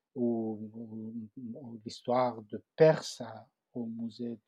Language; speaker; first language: French; non-native, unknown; Persian